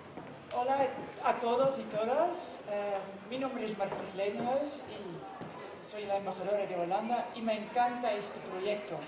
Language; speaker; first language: Spanish; non-native, fluent; Dutch